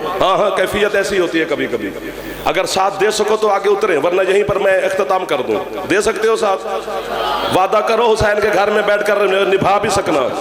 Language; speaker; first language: Urdu; non-native, local second language; Punjabi